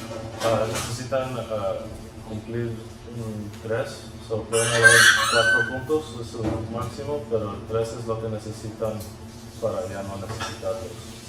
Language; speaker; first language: Spanish; early bilingual, heritage; Spanish